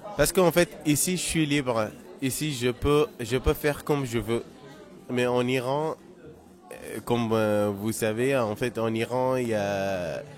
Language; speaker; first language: French; non-native, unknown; Persian